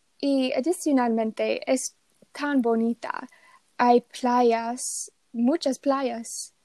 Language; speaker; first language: Spanish; non-native, learner; English